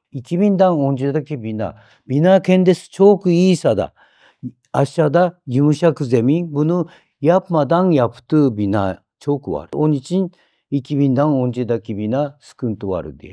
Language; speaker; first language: Turkish; non-native, fluent; Japanese